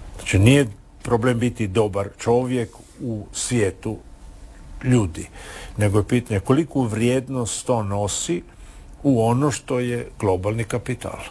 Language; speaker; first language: Croatian; native; Croatian